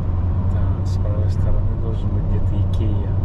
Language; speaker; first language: Russian; non-native, local second language; Kyrgyz